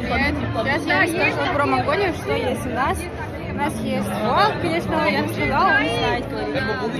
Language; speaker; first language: Russian; non-native, learner; Mongolian